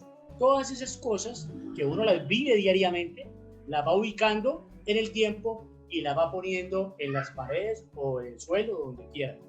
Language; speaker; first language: Spanish; native; Spanish